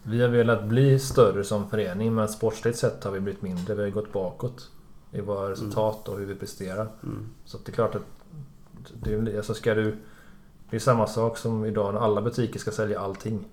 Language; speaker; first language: Swedish; native; Swedish